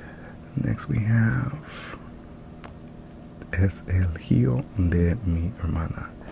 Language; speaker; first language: Spanish; non-native, learner; English